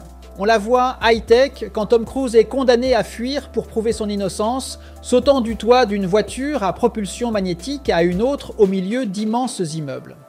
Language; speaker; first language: French; native; French